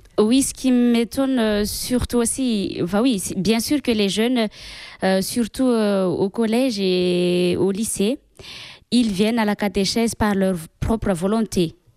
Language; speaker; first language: French; non-native, local second language; Malagasy